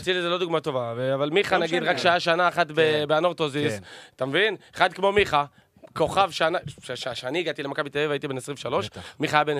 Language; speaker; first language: Hebrew; native; Hebrew